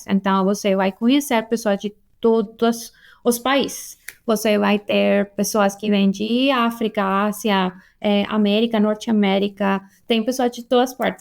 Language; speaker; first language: Portuguese; non-native, fluent; Spanish